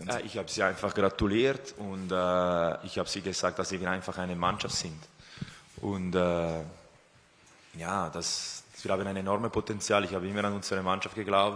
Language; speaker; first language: German; non-native, fluent; Italian